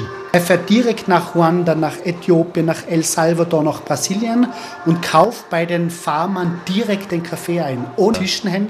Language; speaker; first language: German; native; German